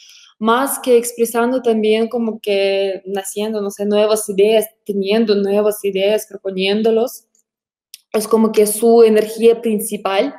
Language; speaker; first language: Spanish; non-native, fluent; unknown